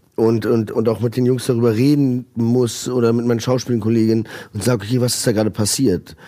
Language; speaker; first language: German; early bilingual, heritage; Croatian